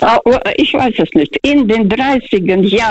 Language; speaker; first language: German; early bilingual, heritage; Russian